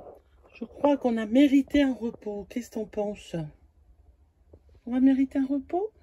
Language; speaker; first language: French; native; French